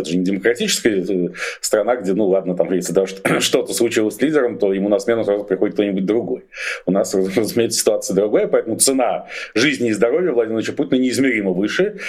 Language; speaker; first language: Russian; native; Russian